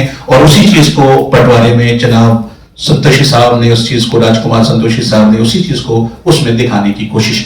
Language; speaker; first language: Hindi; native; Hindi